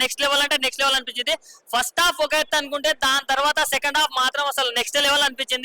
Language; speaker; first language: Telugu; native; Telugu